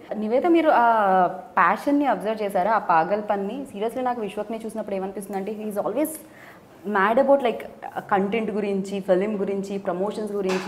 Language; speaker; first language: Telugu; native; Telugu